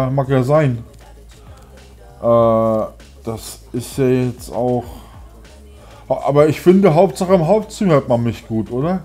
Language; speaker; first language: German; native; German